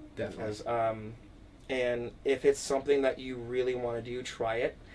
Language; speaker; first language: English; native; English